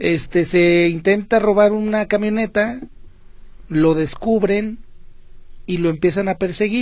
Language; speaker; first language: Spanish; native; Spanish